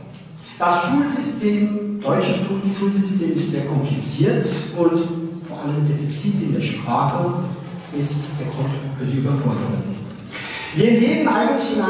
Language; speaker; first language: German; early bilingual, other home language; Turkish